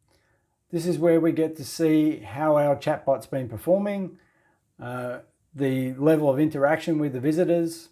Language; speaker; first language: English; native; English